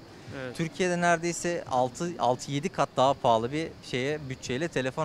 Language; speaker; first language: Turkish; native; Turkish